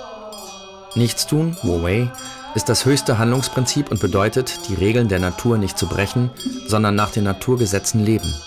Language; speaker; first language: German; native; German